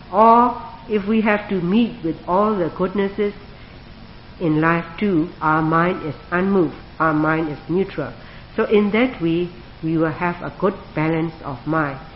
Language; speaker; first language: English; non-native, fluent; Burmese